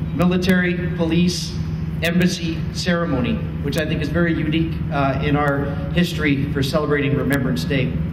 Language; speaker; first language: English; native; English